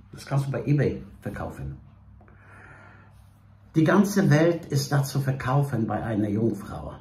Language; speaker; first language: German; non-native, fluent; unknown